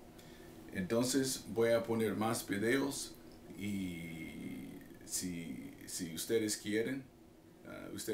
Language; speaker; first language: Spanish; non-native, fluent; English